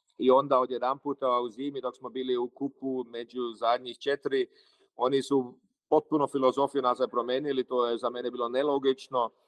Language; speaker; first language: Croatian; early bilingual, heritage; Croatian